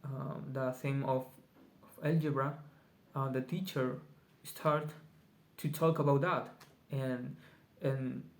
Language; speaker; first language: English; non-native, learner; Spanish